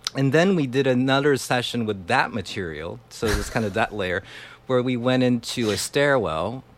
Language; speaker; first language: English; non-native, fluent; Chinese